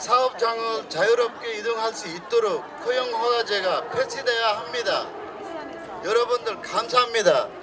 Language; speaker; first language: Korean; non-native, fluent; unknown